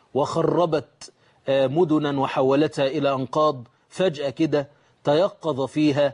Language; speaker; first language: Arabic; native; Arabic